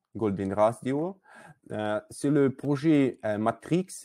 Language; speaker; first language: French; non-native, learner; Russian